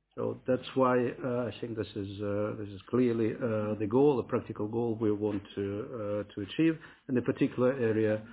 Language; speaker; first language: English; non-native, fluent; Ukrainian